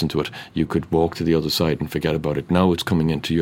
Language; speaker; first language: English; native; English